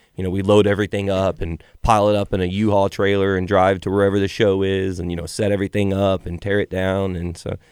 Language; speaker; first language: English; native; English